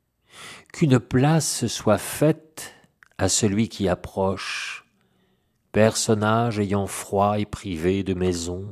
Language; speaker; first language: French; native; French